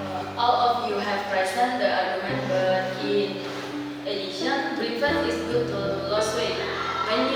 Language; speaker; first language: English; non-native, learner; Indonesian